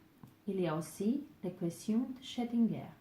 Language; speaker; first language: French; non-native, learner; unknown